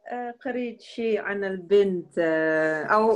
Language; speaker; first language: Arabic; non-native, learner; Dutch